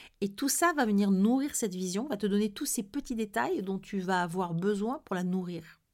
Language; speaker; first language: French; native; French